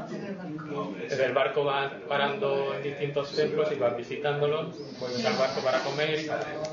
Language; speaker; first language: Spanish; native; Spanish